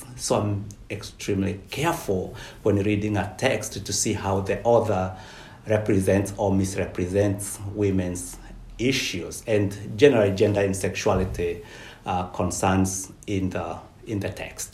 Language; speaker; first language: English; non-native, local second language; Kikuyu